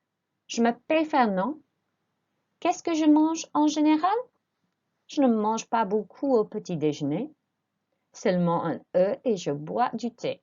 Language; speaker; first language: French; non-native, fluent; English